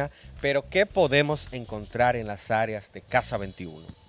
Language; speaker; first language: Spanish; native; Spanish